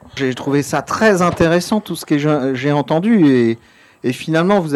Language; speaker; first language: French; native; French